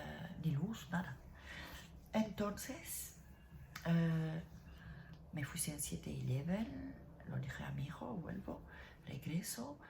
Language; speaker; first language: Spanish; non-native, learner; French